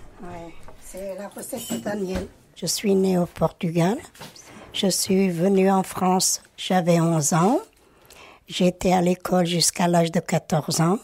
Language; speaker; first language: French; early bilingual, other home language; Portuguese